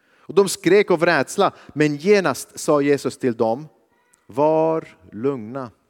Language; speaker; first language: Swedish; non-native, fluent; Arabic